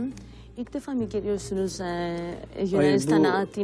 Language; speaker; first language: Turkish; non-native, fluent; Greek